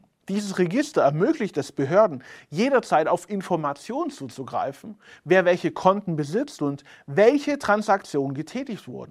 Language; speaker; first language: German; native; German